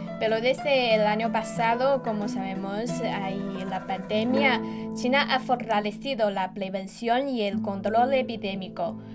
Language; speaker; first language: Spanish; non-native, fluent; Chinese